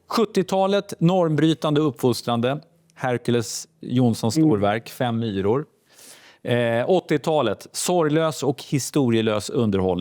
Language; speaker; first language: Swedish; native; Swedish